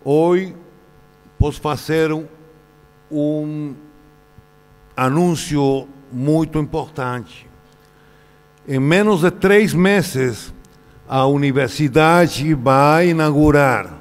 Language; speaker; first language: Portuguese; non-native, learner; Spanish